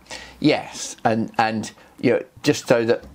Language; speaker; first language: English; native; English